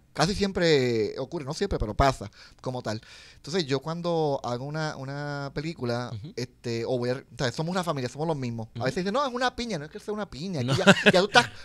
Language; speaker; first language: Spanish; native; Spanish